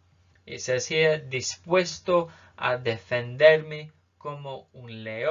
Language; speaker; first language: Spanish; non-native, fluent; English